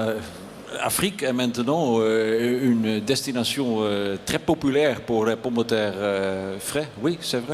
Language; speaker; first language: French; non-native, learner; Dutch